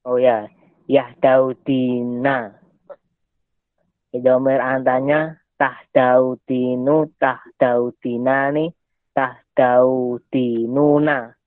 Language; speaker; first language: Arabic; non-native, learner; Indonesian